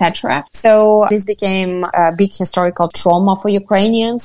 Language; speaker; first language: English; non-native, fluent; Ukrainian